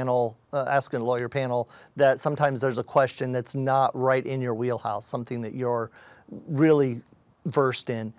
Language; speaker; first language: English; native; English